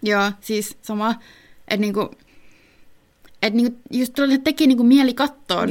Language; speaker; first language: Finnish; native; Finnish